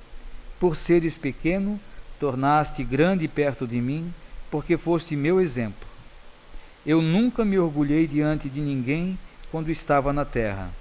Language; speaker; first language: Portuguese; native; Portuguese